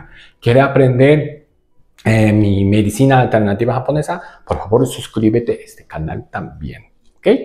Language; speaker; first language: Spanish; non-native, learner; Japanese